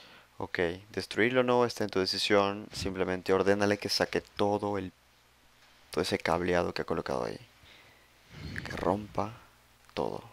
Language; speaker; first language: Spanish; native; Spanish